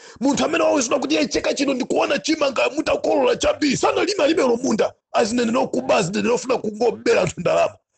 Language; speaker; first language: Nyanja; non-native, local second language; Tumbuka